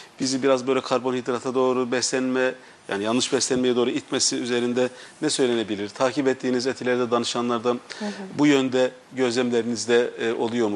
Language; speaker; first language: Turkish; native; Turkish